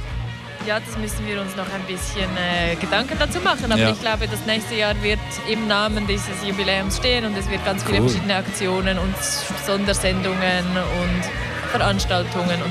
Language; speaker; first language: German; native; German